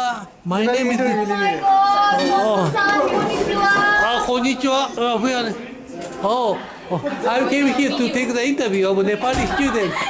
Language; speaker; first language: English; non-native, learner; Japanese